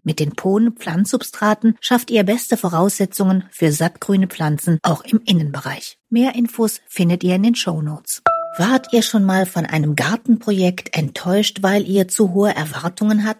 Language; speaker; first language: German; native; German